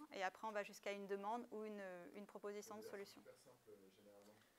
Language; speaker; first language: French; native; French